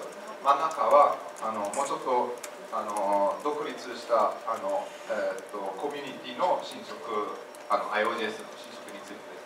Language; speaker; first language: Japanese; non-native, fluent; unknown